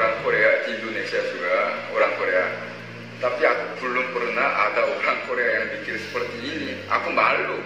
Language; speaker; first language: Indonesian; non-native, fluent; Korean